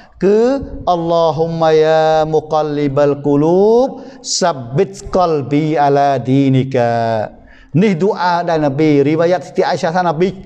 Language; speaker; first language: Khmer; non-native, local second language; Eastern Cham